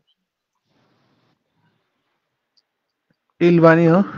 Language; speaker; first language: Italian; non-native, learner; Bangla